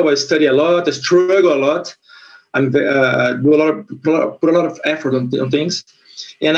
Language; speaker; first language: English; non-native, fluent; Portuguese